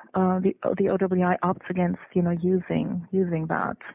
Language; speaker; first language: English; non-native, fluent; German